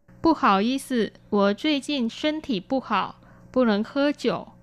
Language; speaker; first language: Chinese; non-native, fluent; Vietnamese